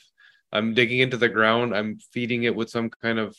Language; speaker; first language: English; native; English